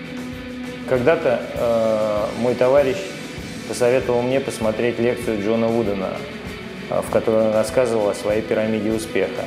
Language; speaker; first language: Russian; native; Russian